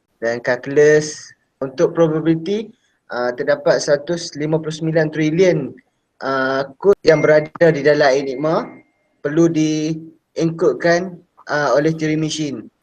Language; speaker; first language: Malay; native; Malay